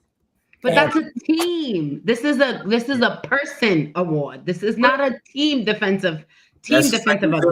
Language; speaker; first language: English; native; English